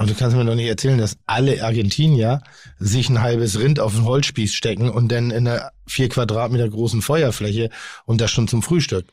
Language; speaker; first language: German; native; German